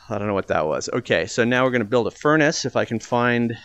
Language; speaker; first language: English; native; English